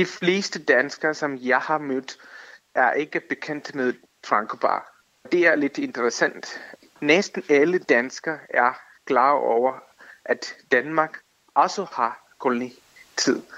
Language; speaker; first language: Danish; non-native, fluent; Tamil